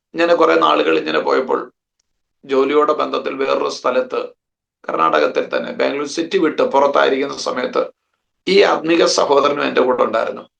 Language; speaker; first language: Malayalam; native; Malayalam